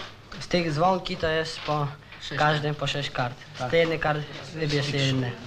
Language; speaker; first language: Polish; native; Polish